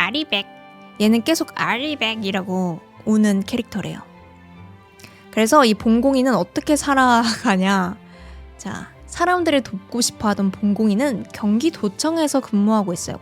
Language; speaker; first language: Korean; native; Korean